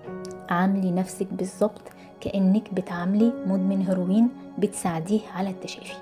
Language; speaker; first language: Arabic; native; Arabic